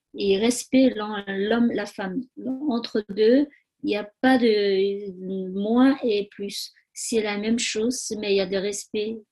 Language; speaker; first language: French; non-native, learner; Tibetan